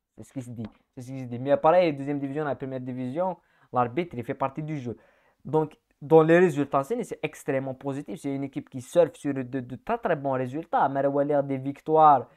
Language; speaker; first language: French; native; French